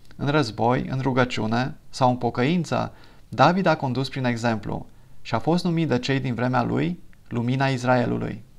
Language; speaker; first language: Romanian; non-native, fluent; English